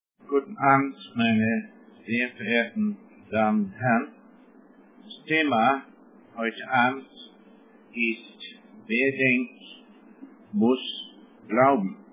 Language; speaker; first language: German; non-native, fluent; English